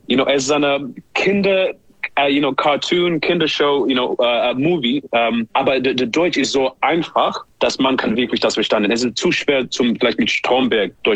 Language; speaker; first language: German; non-native, learner; English